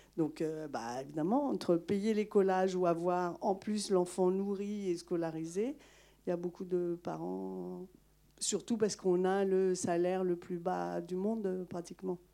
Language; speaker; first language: French; non-native, local second language; Malagasy